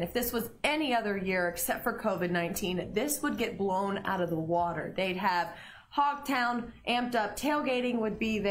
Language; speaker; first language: English; native; English